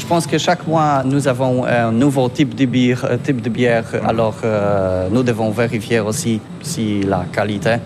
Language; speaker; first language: French; non-native, learner; Polish